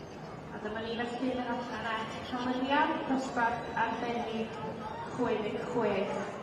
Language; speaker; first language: Welsh; native; Welsh